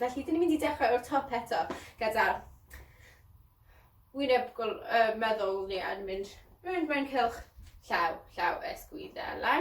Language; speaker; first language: Welsh; non-native, local second language; English